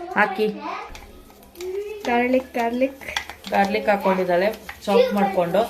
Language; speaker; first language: Kannada; native; Kannada